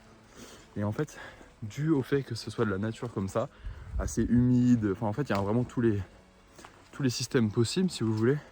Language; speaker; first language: French; native; French